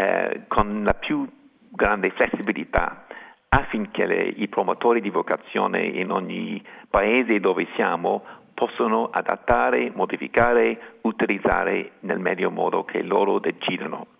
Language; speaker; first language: Italian; non-native, fluent; English